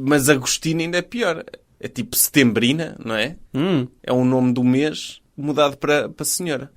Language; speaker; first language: Portuguese; native; Portuguese